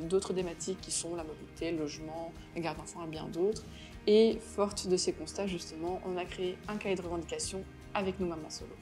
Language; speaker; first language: French; native; French